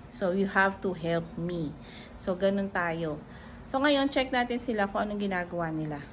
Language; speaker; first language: Filipino; native; Filipino